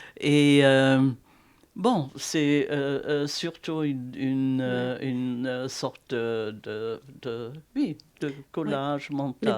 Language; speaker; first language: French; non-native, fluent; German